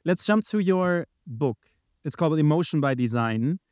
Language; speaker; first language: English; non-native, fluent; German